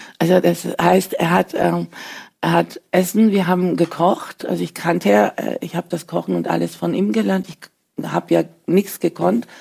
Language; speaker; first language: German; early bilingual, other home language; Turkish